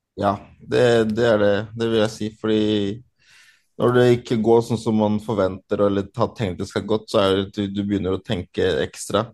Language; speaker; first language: Norwegian; early bilingual, other home language; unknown